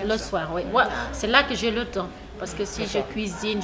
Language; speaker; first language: French; native; French